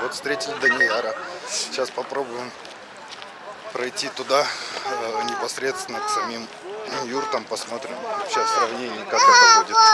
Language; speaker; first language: Russian; native; Russian